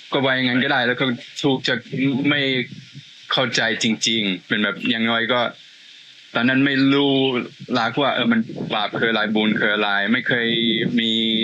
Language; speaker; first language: Thai; non-native, fluent; Swedish